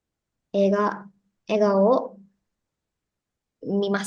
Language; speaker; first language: Japanese; non-native, learner; Indonesian